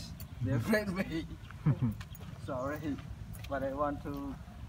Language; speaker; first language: English; non-native, learner; Khmer